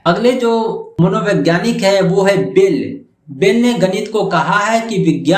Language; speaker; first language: Hindi; native; Hindi